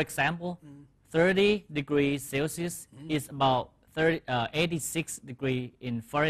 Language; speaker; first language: English; non-native, fluent; Thai